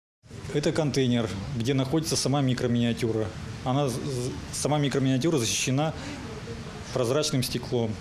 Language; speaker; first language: Russian; native; Russian